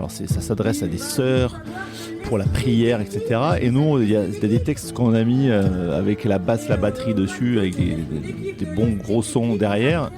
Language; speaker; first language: French; native; French